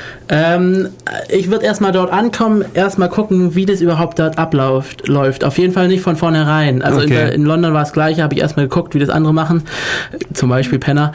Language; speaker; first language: German; native; German